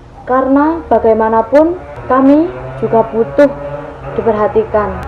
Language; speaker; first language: Indonesian; non-native, local second language; Javanese